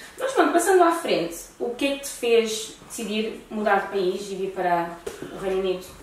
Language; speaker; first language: Portuguese; native; Portuguese